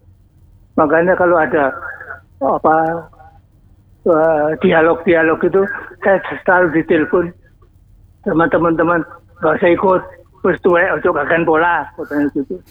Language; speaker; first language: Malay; non-native, local second language; Javanese